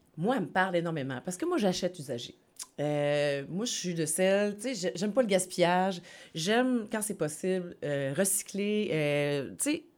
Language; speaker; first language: French; native; French